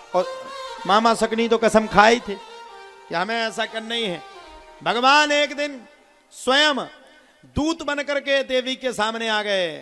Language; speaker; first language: Hindi; native; Hindi